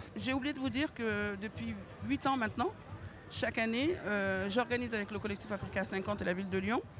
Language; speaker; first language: French; native; French